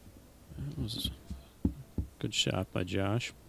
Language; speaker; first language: English; native; English